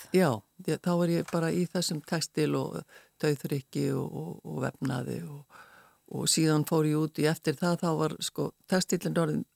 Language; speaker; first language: Icelandic; native; Icelandic